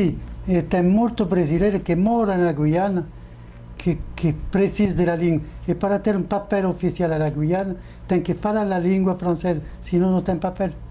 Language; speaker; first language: Portuguese; non-native, fluent; French